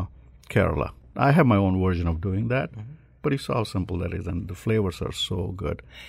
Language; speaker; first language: English; non-native, local second language; Telugu